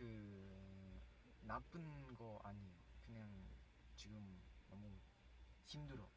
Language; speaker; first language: Korean; non-native, learner; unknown